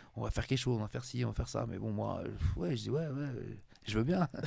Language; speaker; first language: French; native; French